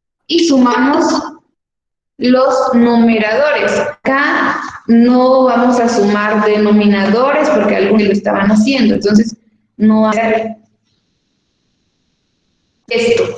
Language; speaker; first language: Spanish; native; Spanish